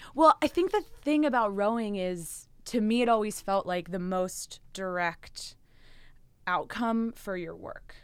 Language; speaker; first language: English; native; English